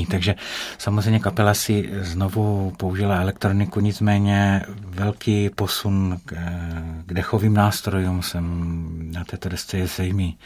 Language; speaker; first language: Czech; native; Czech